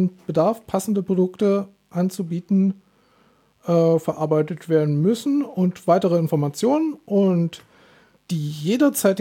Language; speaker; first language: German; native; German